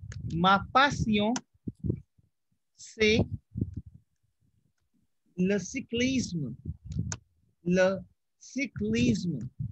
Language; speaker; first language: French; non-native, fluent; Hindi